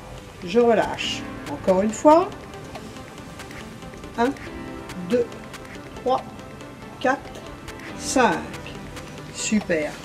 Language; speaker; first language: French; native; French